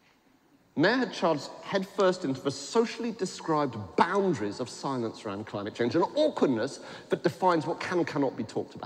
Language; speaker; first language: English; native; English